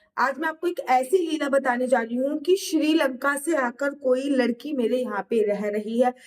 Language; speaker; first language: Hindi; native; Hindi